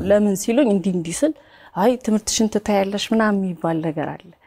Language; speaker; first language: Amharic; native; Amharic